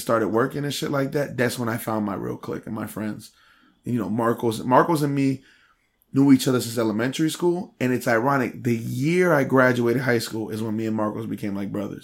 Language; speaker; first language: English; early bilingual, other home language; Spanish